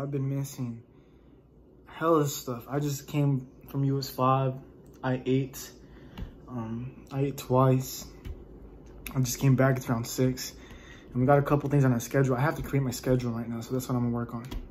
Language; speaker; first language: English; native; English